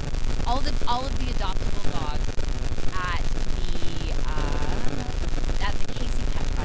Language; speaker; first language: English; native; English